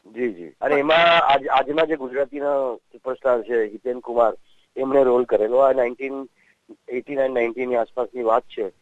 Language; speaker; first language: Gujarati; native; Gujarati